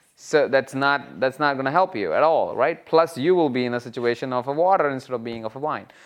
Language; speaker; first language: English; non-native, local second language; Hindi